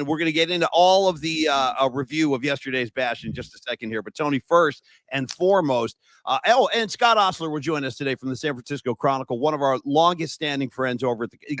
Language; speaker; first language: English; native; English